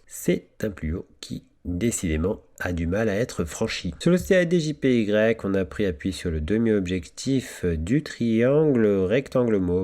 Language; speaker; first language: French; native; French